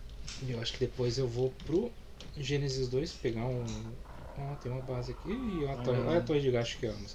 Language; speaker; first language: Portuguese; native; Portuguese